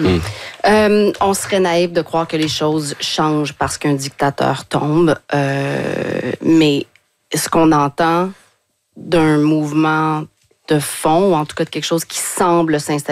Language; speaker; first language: French; native; French